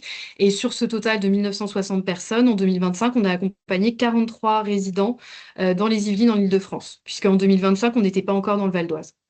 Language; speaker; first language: French; native; French